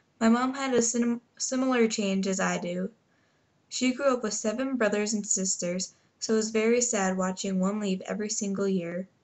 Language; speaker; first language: English; native; English